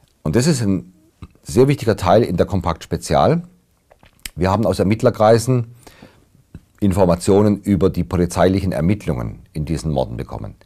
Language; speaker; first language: German; native; German